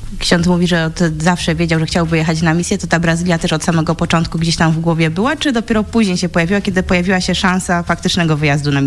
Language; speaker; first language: Polish; native; Polish